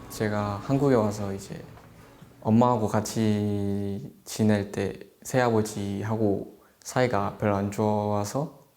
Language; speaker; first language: Korean; early bilingual, other home language; English